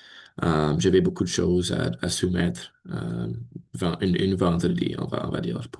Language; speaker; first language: French; non-native, learner; English